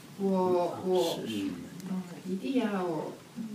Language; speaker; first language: Chinese; non-native, learner; Japanese